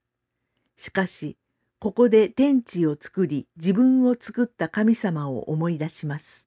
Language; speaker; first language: Japanese; non-native, fluent; Korean